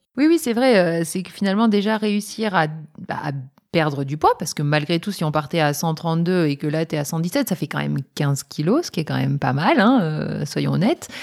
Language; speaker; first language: French; native; French